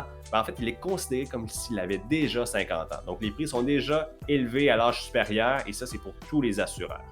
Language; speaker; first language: French; native; French